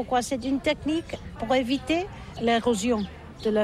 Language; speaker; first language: French; non-native, learner; Catalan